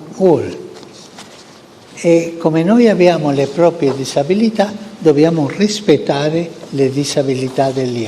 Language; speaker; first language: Italian; non-native, fluent; Spanish